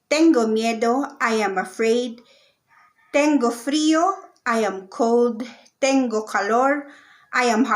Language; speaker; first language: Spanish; non-native, learner; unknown